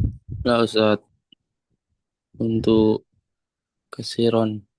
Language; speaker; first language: Arabic; non-native, learner; Indonesian